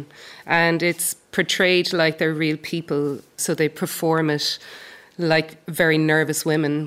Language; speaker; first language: English; native; English